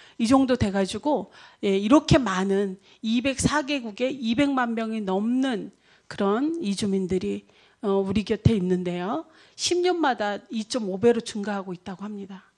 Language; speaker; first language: Korean; native; Korean